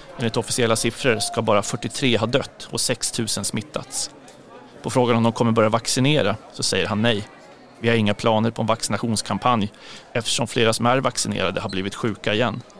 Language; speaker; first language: Swedish; native; Swedish